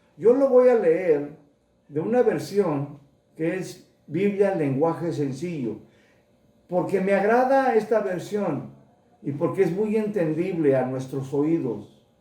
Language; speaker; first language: Spanish; early bilingual, heritage; Spanish